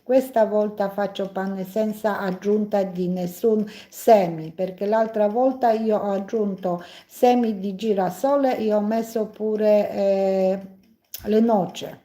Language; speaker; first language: Italian; non-native, learner; Polish